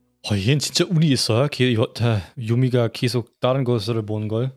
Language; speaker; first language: Korean; non-native, fluent; German